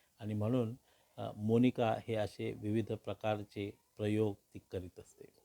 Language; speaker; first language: Marathi; non-native, local second language; Hindi